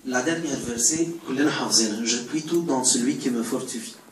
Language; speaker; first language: French; non-native, learner; Arabic